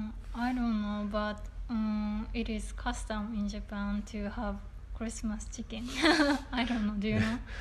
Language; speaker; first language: English; non-native, learner; Japanese